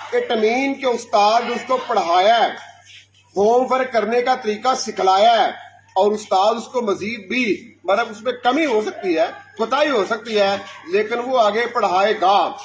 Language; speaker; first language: Urdu; non-native, local second language; Punjabi